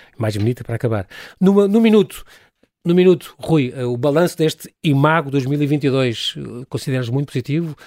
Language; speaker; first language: Portuguese; native; Portuguese